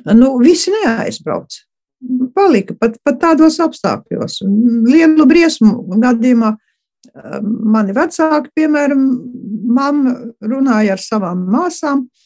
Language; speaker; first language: Latvian; early bilingual, heritage; Latvian